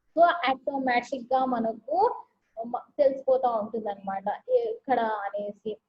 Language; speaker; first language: Telugu; non-native, local second language; Urdu